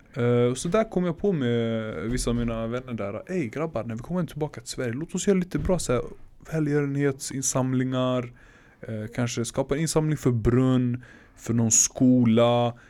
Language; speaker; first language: Swedish; early bilingual, other home language; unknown